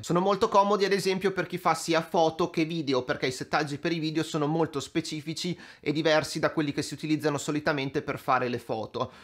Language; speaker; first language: Italian; native; Italian